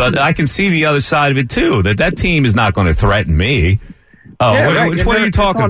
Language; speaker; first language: English; native; English